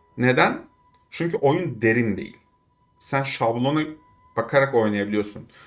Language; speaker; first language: Turkish; native; Turkish